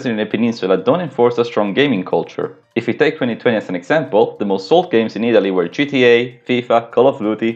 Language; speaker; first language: English; non-native, fluent; Italian